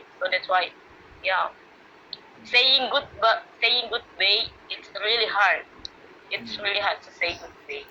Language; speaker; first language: English; non-native, learner; Indonesian